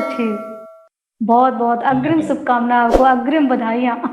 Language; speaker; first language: Hindi; native; Hindi